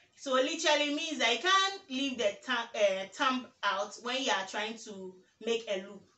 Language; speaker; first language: English; non-native, local second language; Ga